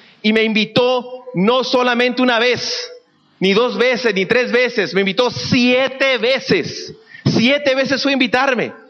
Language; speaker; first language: Spanish; native; Spanish